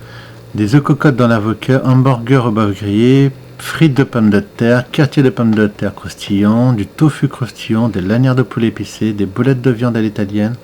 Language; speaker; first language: French; native; French